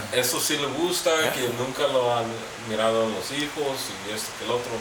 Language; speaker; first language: Spanish; early bilingual, heritage; Spanish